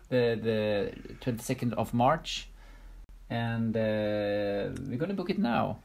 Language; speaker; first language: English; non-native, fluent; Swedish